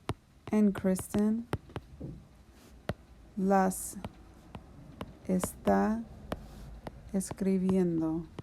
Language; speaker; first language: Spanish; non-native, fluent; English